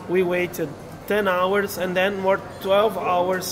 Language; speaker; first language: English; non-native, fluent; Portuguese